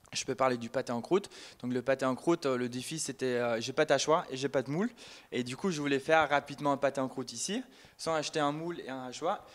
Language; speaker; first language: French; non-native, fluent; German